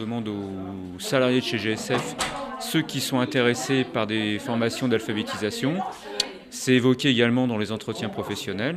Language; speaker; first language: French; native; French